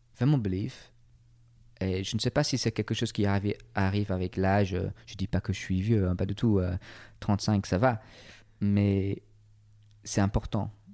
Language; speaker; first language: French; non-native, fluent; English